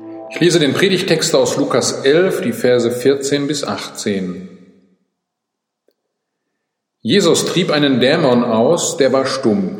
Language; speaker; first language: German; native; German